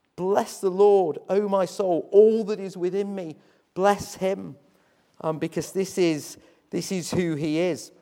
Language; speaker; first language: English; native; English